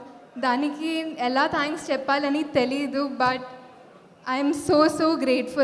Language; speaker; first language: Telugu; non-native, fluent; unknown